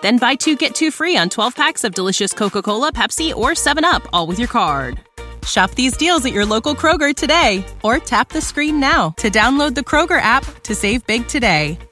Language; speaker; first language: English; native; English